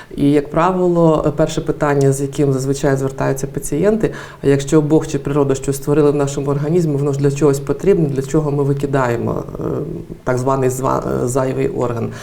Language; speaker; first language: Ukrainian; native; Ukrainian